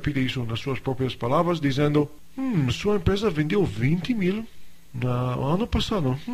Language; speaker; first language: Portuguese; non-native, fluent; English